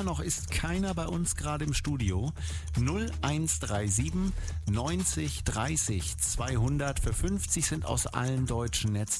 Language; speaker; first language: German; native; German